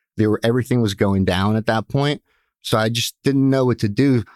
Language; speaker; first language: English; early bilingual, other home language; Russian